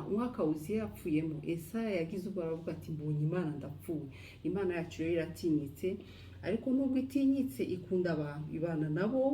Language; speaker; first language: Kinyarwanda; native; Kinyarwanda